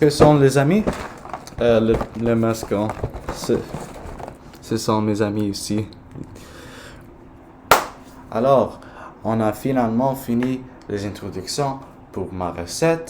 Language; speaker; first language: French; non-native, learner; English